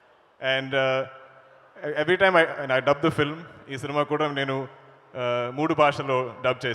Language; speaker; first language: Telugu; non-native, learner; Malayalam